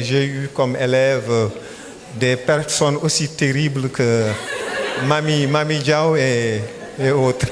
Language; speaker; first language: French; non-native, local second language; Wolof